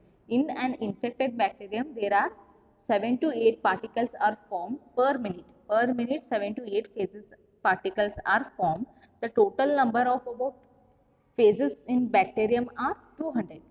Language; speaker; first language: English; non-native, local second language; Kannada